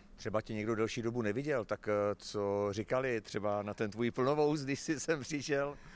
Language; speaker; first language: Czech; native; Czech